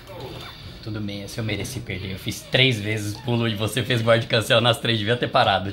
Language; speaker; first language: Portuguese; native; Portuguese